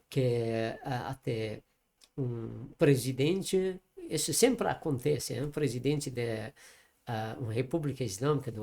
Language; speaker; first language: Portuguese; non-native, learner; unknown